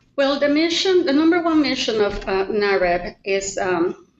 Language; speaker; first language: English; non-native, fluent; Spanish